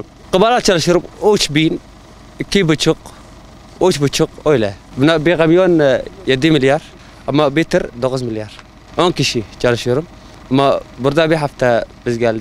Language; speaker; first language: Turkish; non-native, learner; Arabic